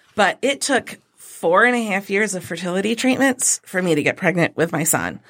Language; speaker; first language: English; native; English